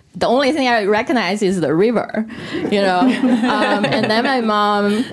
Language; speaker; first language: English; non-native, fluent; Korean